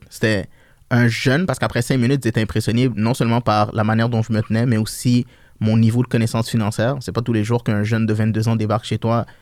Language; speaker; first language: French; early bilingual, other home language; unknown